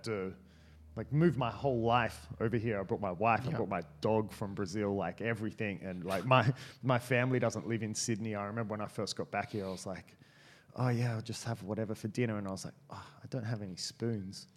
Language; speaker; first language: English; native; English